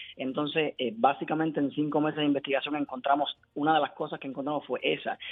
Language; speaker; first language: Spanish; native; Spanish